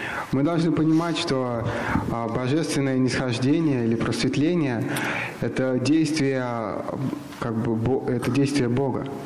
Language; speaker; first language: Russian; native; Russian